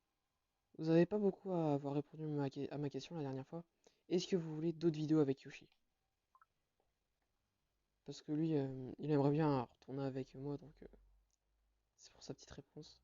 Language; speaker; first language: French; native; French